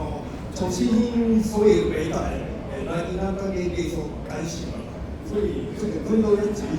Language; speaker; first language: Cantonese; non-native, learner; Japanese